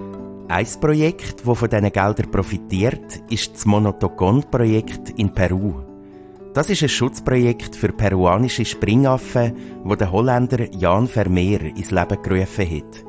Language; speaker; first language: German; native; German